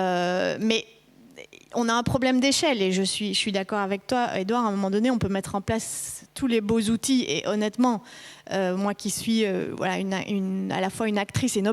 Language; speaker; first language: French; native; French